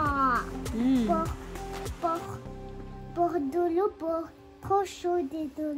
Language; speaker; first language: French; early bilingual, other home language; Bangla